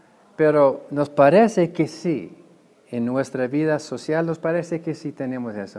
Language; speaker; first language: Spanish; non-native, fluent; English